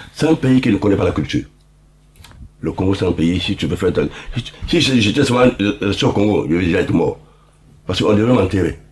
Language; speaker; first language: French; non-native, local second language; Lingala